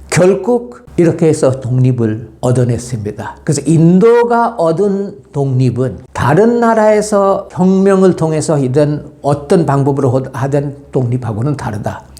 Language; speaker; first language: Korean; non-native, fluent; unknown